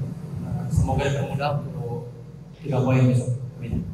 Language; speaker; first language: Indonesian; native; Indonesian